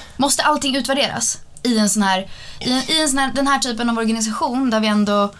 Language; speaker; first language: Swedish; native; Swedish